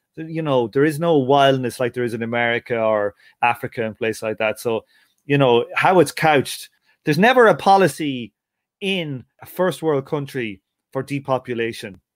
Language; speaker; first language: English; native; English